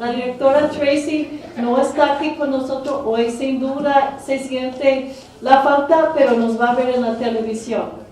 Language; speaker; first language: Spanish; early bilingual, heritage; Spanish